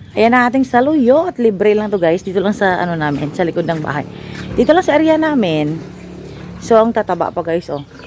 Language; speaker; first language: Filipino; non-native, local second language; Hiligaynon